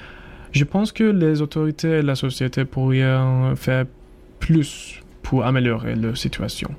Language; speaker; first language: French; non-native, learner; Turkish